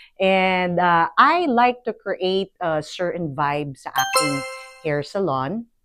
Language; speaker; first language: Filipino; native; Filipino